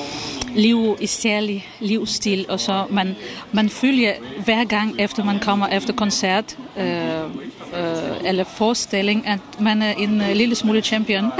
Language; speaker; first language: Danish; non-native, fluent; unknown